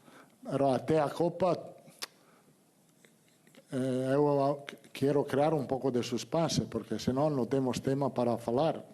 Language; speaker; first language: Portuguese; non-native, learner; Italian